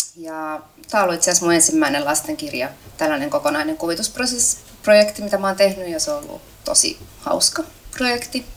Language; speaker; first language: Finnish; native; Finnish